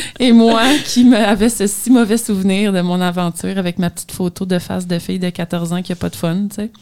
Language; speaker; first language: French; native; French